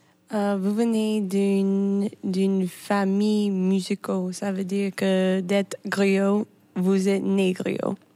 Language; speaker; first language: French; non-native, fluent; English